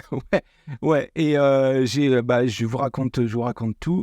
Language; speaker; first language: French; native; French